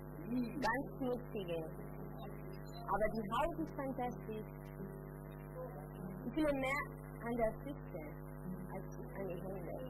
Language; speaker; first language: German; non-native, learner; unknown